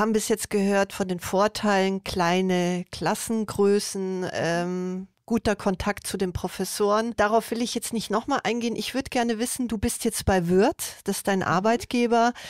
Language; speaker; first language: German; native; German